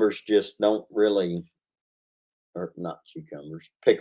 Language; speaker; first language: English; native; English